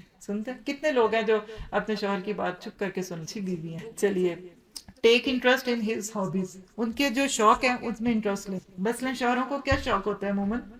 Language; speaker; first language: Urdu; native; Urdu